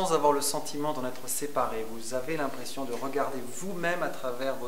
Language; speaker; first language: French; native; French